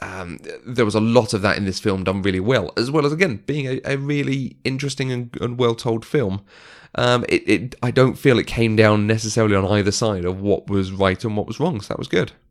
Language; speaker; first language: English; native; English